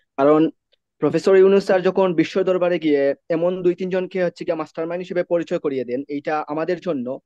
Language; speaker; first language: Bangla; native; Bangla